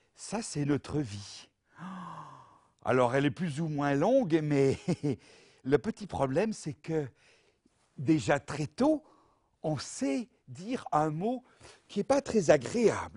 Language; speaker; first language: French; native; French